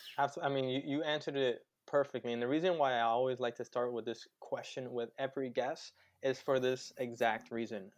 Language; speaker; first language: English; native; English